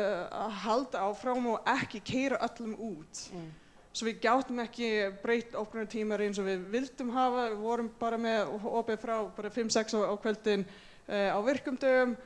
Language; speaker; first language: Icelandic; non-native, fluent; English